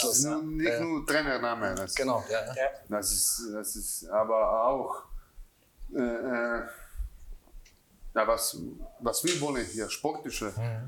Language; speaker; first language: German; non-native, learner; Croatian